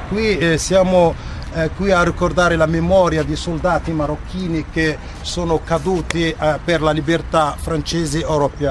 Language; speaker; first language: Italian; non-native, fluent; Arabic